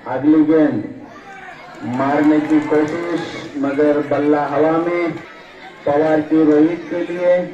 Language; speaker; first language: Hindi; non-native, local second language; Marathi